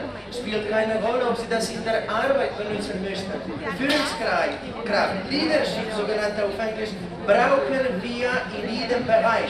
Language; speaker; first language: German; non-native, fluent; Polish